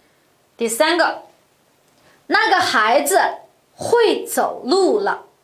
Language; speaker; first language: Chinese; non-native, local second language; Uyghur